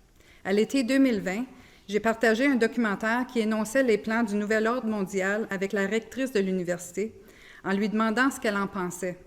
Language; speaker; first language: French; native; French